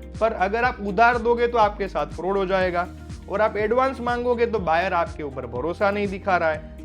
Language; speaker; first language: Hindi; non-native, local second language; Gujarati